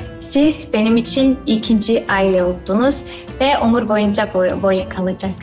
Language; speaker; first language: Turkish; non-native, learner; Georgian